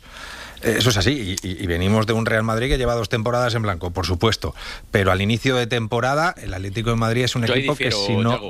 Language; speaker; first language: Spanish; native; Spanish